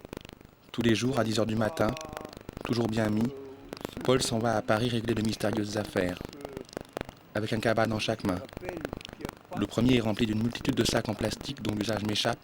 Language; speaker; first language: French; native; French